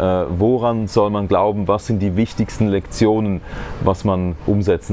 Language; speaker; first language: German; native; German